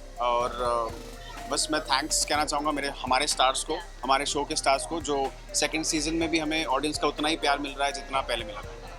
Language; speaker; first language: Hindi; native; Hindi